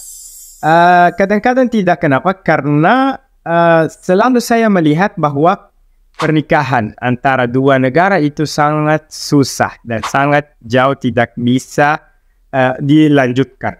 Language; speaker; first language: Indonesian; non-native, local second language; Arabic